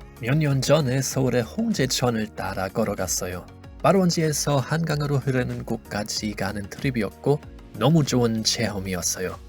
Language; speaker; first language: Korean; non-native, fluent; German